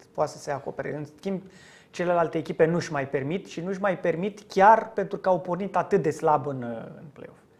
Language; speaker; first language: Romanian; native; Romanian